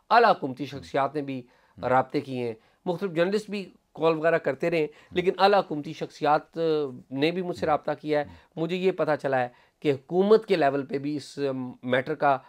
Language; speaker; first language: Urdu; non-native, local second language; Punjabi